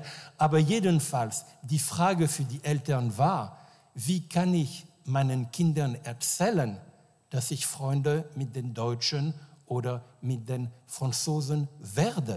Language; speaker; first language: German; non-native, fluent; French